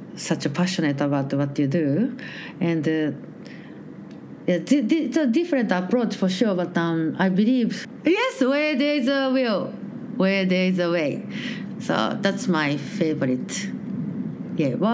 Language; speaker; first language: English; non-native, learner; Japanese